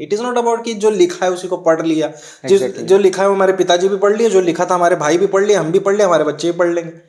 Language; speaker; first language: Hindi; native; Hindi